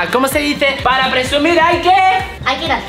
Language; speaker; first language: Spanish; native; Spanish